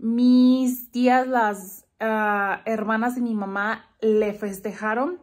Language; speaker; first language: Spanish; native; Spanish